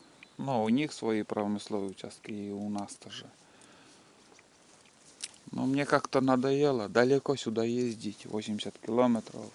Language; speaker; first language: Russian; native; Russian